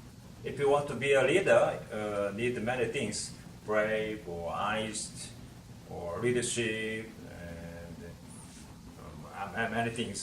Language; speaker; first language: English; non-native, learner; Korean